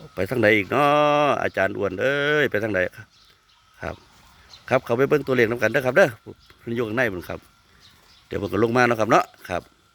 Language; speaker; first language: Thai; native; Thai